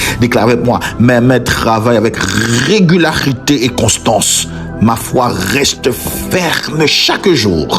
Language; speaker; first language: French; non-native, local second language; Haitian Creole